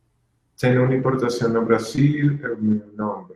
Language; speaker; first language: Portuguese; non-native, learner; Spanish